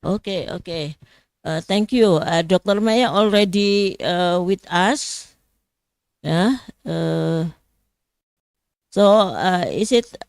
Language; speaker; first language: English; non-native, fluent; Indonesian